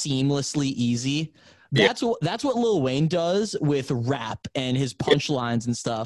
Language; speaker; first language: English; native; English